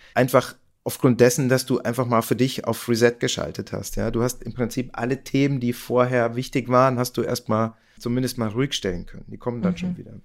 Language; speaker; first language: German; native; German